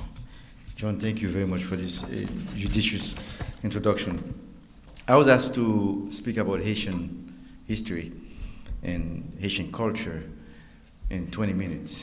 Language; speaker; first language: English; non-native, fluent; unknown